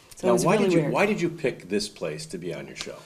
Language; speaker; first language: English; native; English